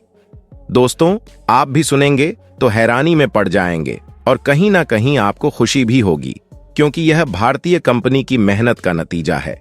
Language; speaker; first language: Hindi; native; Hindi